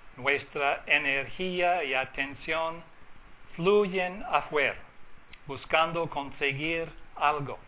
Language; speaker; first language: Spanish; non-native, fluent; English